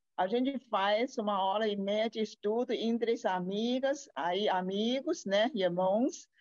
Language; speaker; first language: Portuguese; non-native, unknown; Chinese